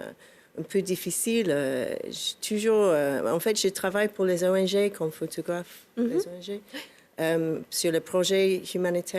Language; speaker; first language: French; non-native, fluent; English